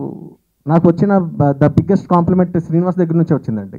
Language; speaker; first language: Telugu; native; Telugu